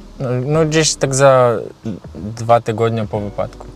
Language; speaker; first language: Polish; non-native, learner; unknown